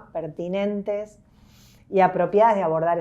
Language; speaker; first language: Spanish; native; Spanish